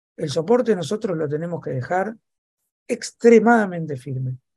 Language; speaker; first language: Spanish; native; Spanish